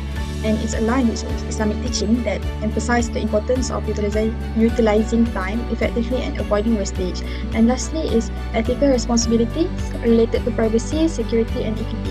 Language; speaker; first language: English; non-native, local second language; Malay